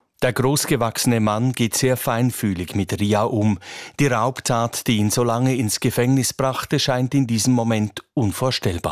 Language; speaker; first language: German; native; German